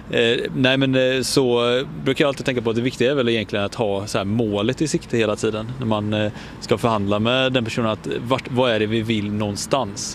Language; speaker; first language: Swedish; native; Swedish